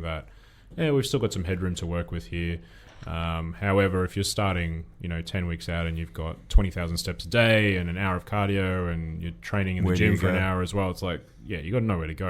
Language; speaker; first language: English; native; English